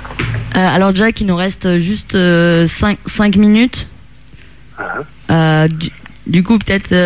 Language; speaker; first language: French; non-native, fluent; Italian